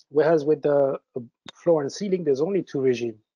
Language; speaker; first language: English; early bilingual, other home language; French